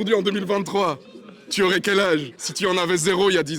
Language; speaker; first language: French; native; French